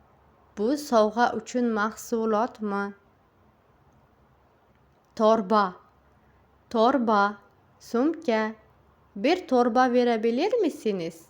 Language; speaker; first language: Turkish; non-native, fluent; Uzbek